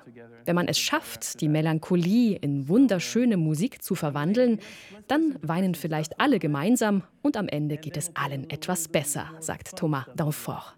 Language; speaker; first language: German; native; German